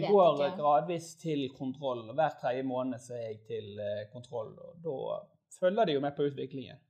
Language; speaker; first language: Norwegian; native; Norwegian